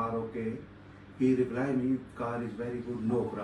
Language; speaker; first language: English; non-native, learner; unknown